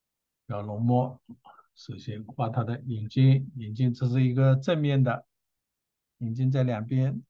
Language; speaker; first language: Chinese; native; Chinese